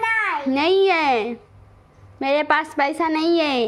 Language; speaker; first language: Hindi; non-native, local second language; Bangla